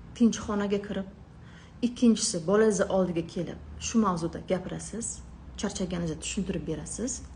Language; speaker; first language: Uzbek; non-native, local second language; Russian